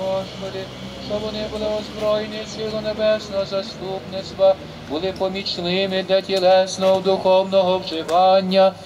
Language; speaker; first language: Ukrainian; native; Ukrainian